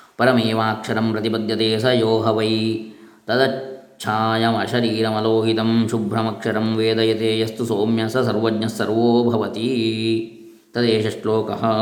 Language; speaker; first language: Hindi; non-native, local second language; Kannada